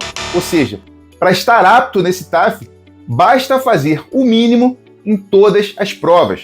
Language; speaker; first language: Portuguese; native; Portuguese